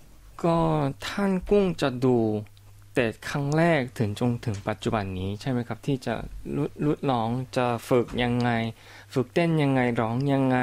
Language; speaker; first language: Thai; non-native, fluent; Korean